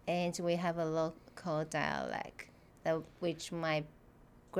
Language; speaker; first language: English; non-native, fluent; Chinese